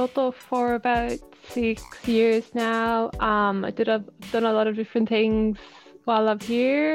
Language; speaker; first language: English; native; English